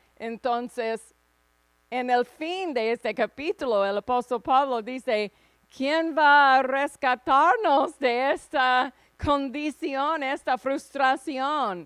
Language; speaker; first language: Spanish; non-native, fluent; English